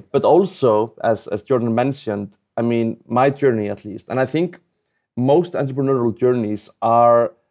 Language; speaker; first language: English; non-native, fluent; Icelandic